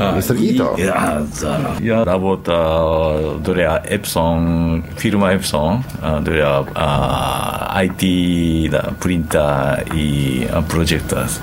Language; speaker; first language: Russian; non-native, learner; Japanese